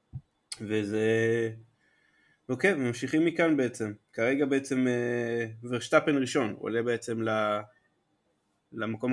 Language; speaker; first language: Hebrew; native; Hebrew